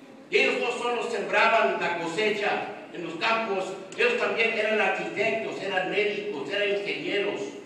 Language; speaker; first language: Spanish; early bilingual, heritage; Spanish